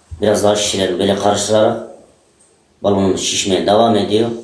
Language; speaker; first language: Turkish; native; Turkish